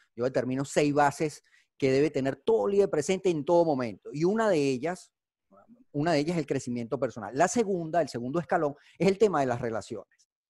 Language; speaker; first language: Spanish; native; Spanish